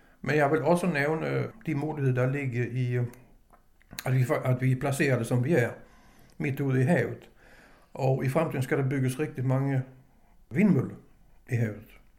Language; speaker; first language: Danish; native; Danish